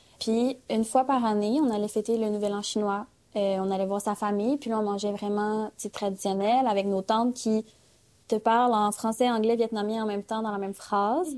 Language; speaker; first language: French; native; French